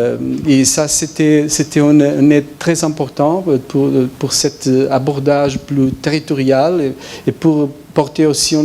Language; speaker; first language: French; non-native, fluent; Portuguese